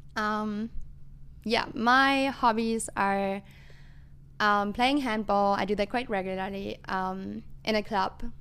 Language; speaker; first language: English; non-native, fluent; German